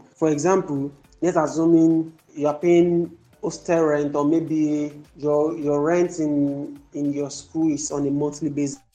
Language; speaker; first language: English; non-native, local second language; Yoruba